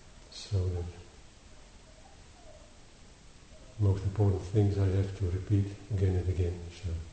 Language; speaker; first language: English; non-native, fluent; Dutch